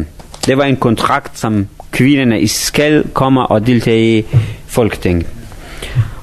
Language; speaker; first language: Danish; non-native, fluent; Persian